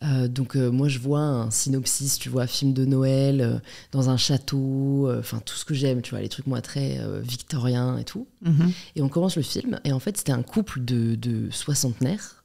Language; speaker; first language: French; native; French